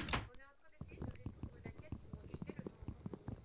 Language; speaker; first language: French; native; French